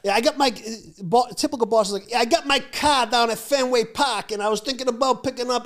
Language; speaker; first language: English; native; English